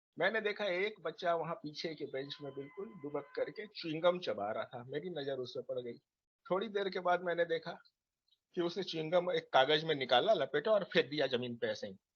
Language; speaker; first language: Hindi; native; Hindi